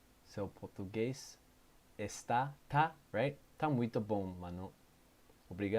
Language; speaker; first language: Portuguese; non-native, learner; English